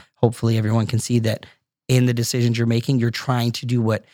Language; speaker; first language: English; native; English